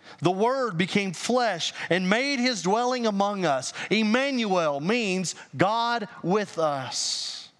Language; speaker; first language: English; native; English